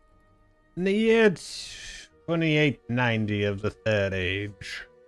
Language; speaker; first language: English; native; English